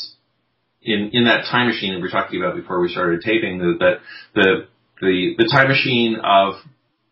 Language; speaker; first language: English; native; English